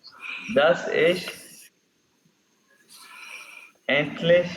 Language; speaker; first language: German; non-native, fluent; Urdu